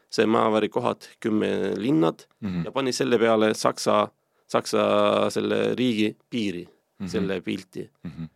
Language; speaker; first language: Estonian; non-native, fluent; Turkish